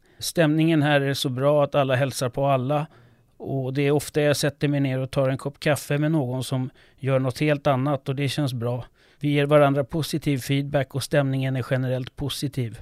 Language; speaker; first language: Swedish; non-native, fluent; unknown